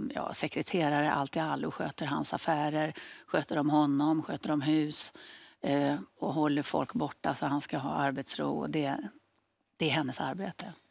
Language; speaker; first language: Swedish; native; Swedish